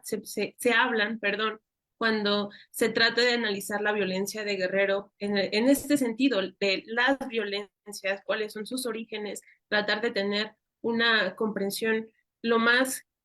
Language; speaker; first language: Spanish; native; Spanish